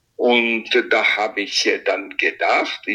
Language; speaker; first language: German; non-native, fluent; Italian